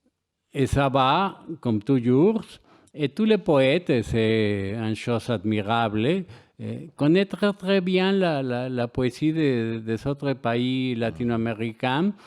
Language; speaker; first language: French; non-native, learner; Spanish